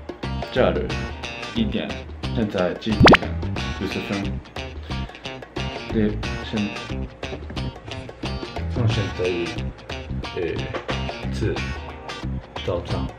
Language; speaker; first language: Chinese; non-native, learner; Japanese